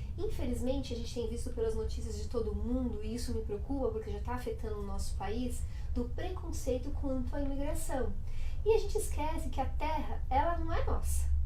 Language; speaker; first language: Portuguese; native; Portuguese